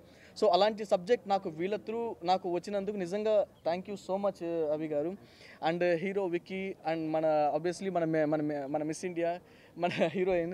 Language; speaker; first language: Telugu; native; Telugu